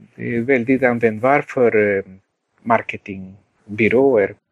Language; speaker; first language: Swedish; non-native, fluent; Spanish